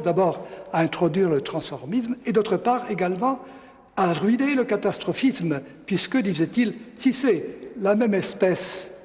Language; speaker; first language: French; native; French